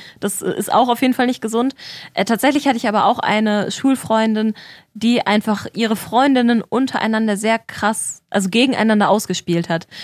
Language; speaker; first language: German; native; German